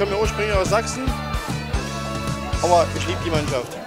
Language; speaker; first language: German; native; German